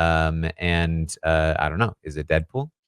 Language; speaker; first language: English; native; English